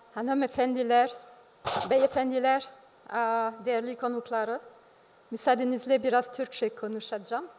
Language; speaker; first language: Turkish; non-native, fluent; French